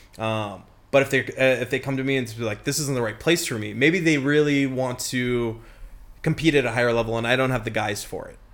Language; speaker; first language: English; native; English